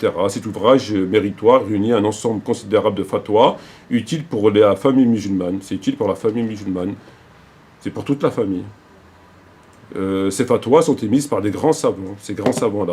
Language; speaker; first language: French; native; French